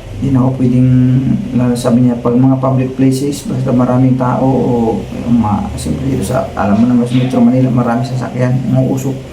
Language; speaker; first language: Filipino; non-native, local second language; Cebuano